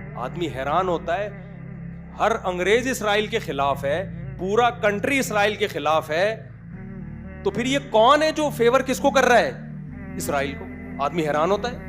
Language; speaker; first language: Urdu; native; Urdu